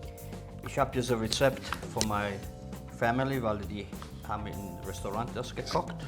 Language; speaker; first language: German; early bilingual, other home language; Italian